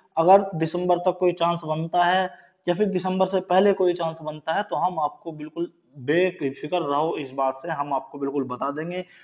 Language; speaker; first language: Hindi; native; Hindi